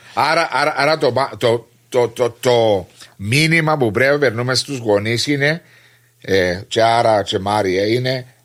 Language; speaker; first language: Greek; native; Greek